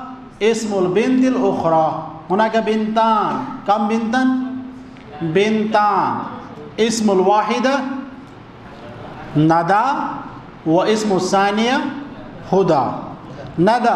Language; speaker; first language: Arabic; non-native, fluent; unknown